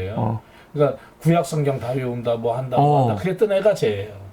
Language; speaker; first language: Korean; native; Korean